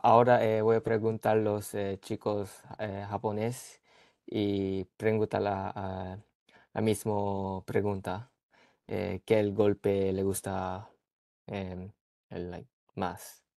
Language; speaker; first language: Spanish; early bilingual, heritage; Japanese